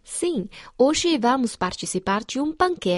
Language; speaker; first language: Portuguese; non-native, fluent; Chinese